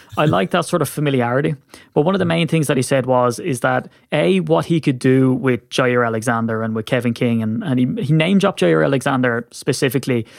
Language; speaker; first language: English; native; English